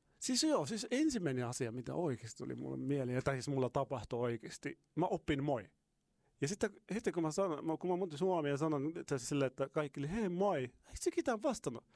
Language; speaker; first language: Finnish; non-native, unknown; Arabic